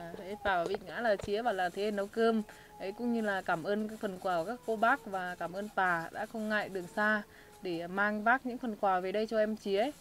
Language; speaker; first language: Vietnamese; non-native, local second language; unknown